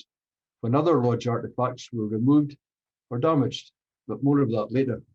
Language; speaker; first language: English; native; English